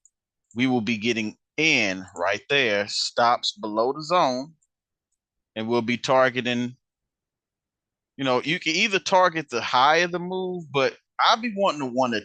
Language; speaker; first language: English; native; English